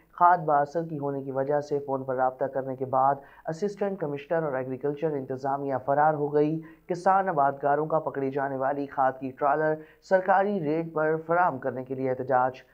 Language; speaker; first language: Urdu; native; Urdu